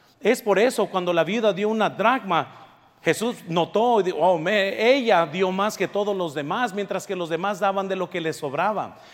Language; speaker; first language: Spanish; early bilingual, heritage; Spanish